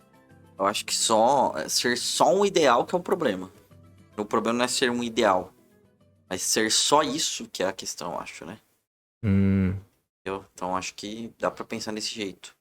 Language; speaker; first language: Portuguese; native; Portuguese